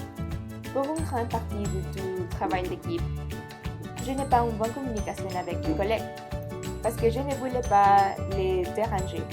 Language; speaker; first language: French; non-native, learner; Spanish